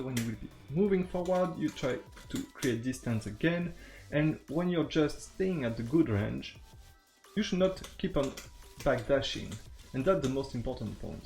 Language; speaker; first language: English; non-native, fluent; French